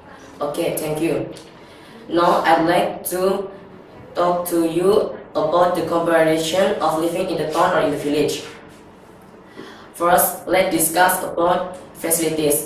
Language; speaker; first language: English; non-native, learner; Indonesian